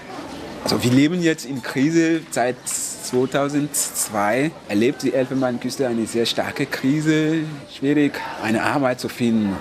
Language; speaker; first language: German; non-native, fluent; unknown